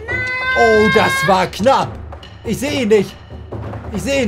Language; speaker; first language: German; native; German